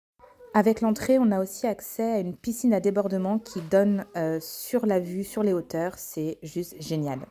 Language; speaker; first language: French; native; French